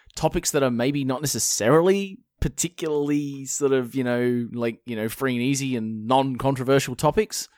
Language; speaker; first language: English; native; English